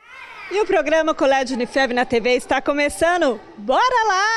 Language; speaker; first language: Portuguese; native; Portuguese